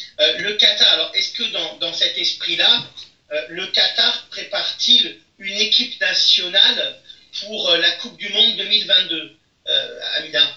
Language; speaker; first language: French; native; French